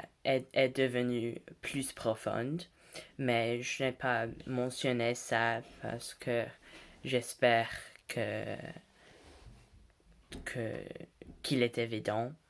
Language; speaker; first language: French; non-native, learner; English